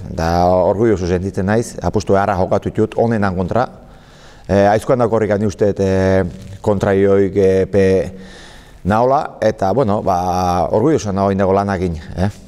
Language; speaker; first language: Basque; native; Basque